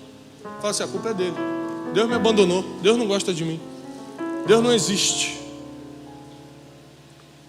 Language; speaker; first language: Portuguese; native; Portuguese